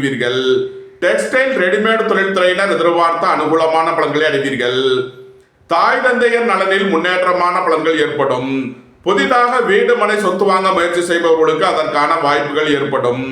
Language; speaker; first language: Tamil; native; Tamil